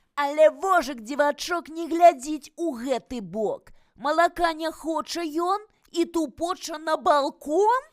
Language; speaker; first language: Belarusian; native; Belarusian